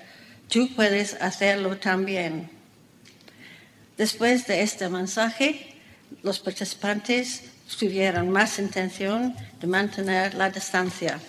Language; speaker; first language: Spanish; non-native, fluent; English